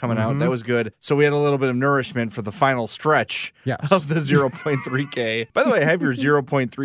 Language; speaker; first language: English; native; English